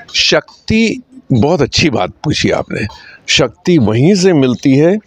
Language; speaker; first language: Hindi; native; Hindi